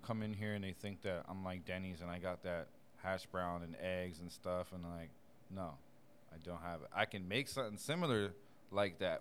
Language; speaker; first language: English; native; English